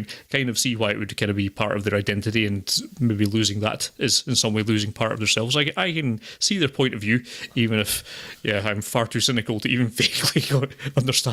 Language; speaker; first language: English; native; English